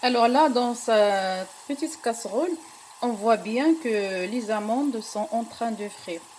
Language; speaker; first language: French; non-native, local second language; Arabic